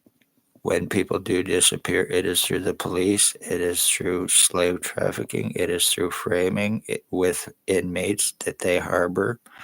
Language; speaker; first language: English; native; English